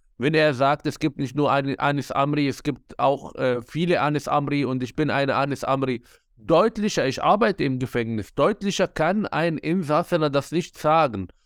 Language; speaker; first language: German; non-native, fluent; Arabic